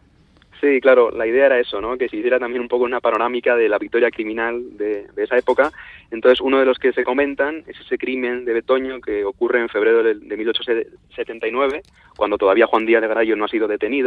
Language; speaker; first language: Spanish; native; Spanish